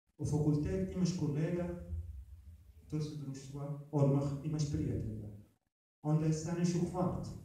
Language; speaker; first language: Bosnian; non-native, fluent; Arabic